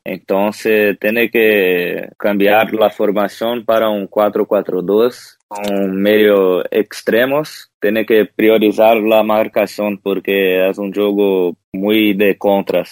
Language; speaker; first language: Spanish; non-native, learner; Portuguese